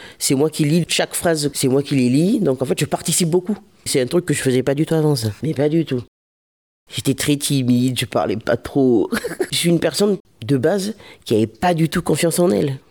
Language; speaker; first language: French; early bilingual, other home language; Lingala